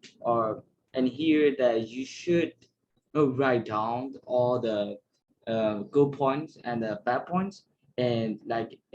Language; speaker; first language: English; non-native, fluent; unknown